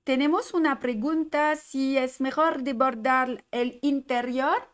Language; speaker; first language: Spanish; non-native, learner; French